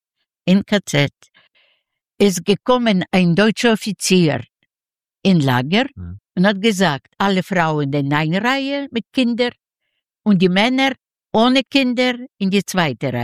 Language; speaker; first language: German; non-native, learner; Yiddish